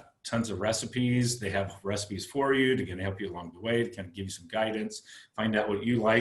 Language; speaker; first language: English; native; English